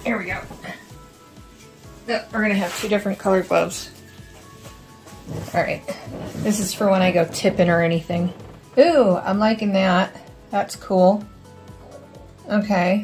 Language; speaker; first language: English; native; English